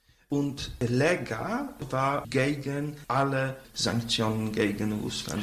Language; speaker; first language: German; non-native, fluent; Polish